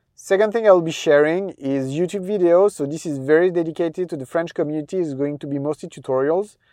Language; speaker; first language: English; non-native, fluent; French